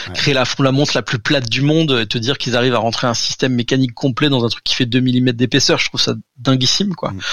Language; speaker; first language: French; native; French